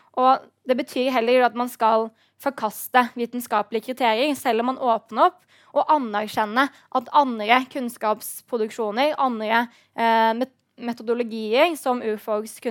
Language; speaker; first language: Norwegian; native; Norwegian